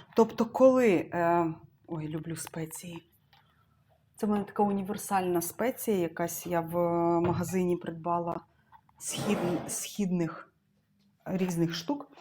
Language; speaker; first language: Ukrainian; non-native, local second language; Russian